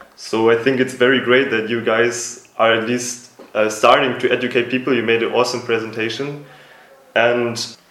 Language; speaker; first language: English; non-native, fluent; German